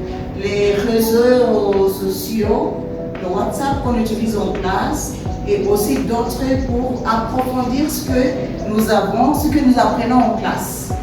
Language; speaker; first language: French; non-native, fluent; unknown